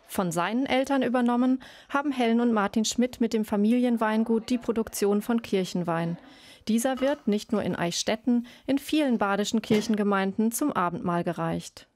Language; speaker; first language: German; native; German